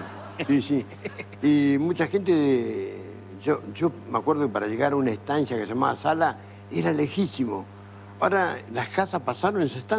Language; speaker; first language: Spanish; native; Spanish